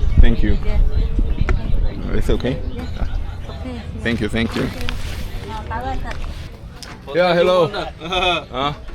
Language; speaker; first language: English; non-native, learner; Korean